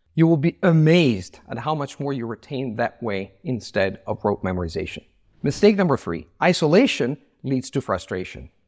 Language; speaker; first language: English; non-native, fluent; Italian